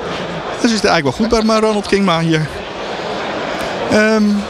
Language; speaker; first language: Dutch; native; Dutch